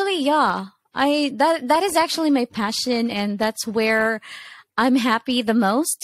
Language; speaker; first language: English; non-native, local second language; Cebuano